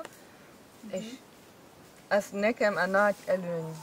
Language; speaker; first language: Hungarian; non-native, learner; German